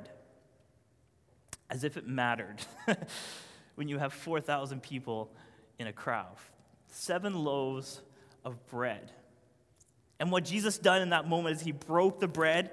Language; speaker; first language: English; native; English